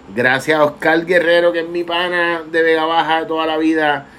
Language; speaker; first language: Spanish; native; Spanish